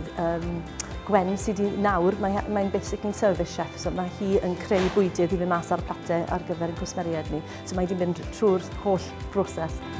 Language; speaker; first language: Welsh; native; Welsh